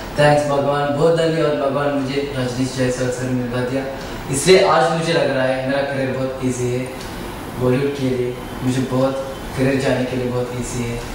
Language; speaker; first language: Hindi; non-native, learner; Sinhala